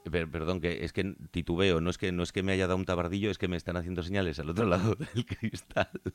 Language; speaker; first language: Spanish; native; Spanish